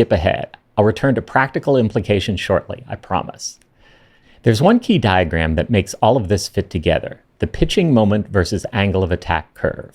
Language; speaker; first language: English; native; English